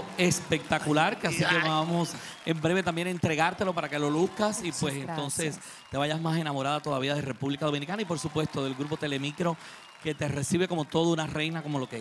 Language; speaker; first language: Spanish; native; Spanish